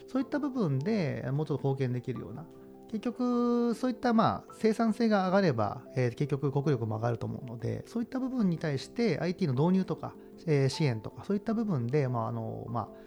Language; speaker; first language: Japanese; native; Japanese